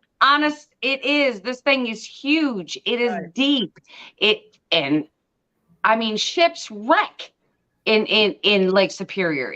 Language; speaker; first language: English; native; English